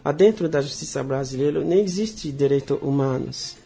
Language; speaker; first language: Portuguese; non-native, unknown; Haitian Creole